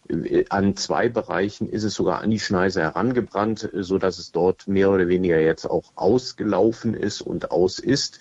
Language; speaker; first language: German; native; German